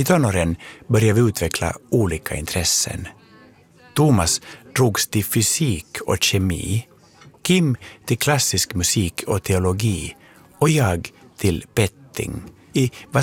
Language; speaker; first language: Swedish; native; Swedish